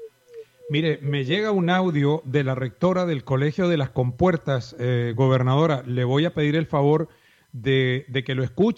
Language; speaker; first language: Spanish; native; Spanish